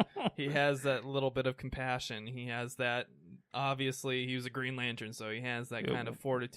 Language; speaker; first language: English; native; English